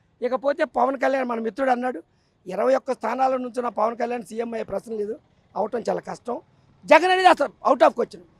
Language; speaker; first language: Telugu; native; Telugu